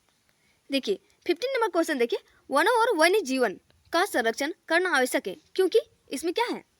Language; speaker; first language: Hindi; native; Hindi